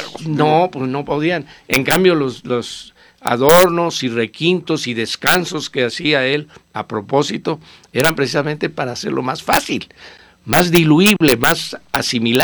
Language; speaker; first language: Spanish; native; Spanish